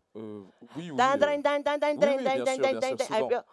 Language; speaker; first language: French; native; French